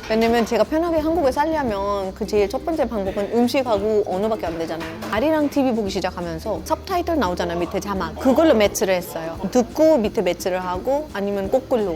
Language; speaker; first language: Korean; non-native, fluent; Hindi